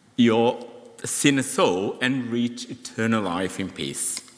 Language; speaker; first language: English; non-native, fluent; Portuguese